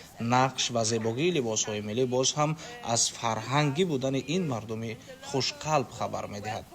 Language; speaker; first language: Persian; non-native, fluent; Kara-Kalpak